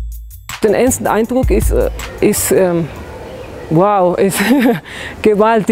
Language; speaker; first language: German; non-native, fluent; Spanish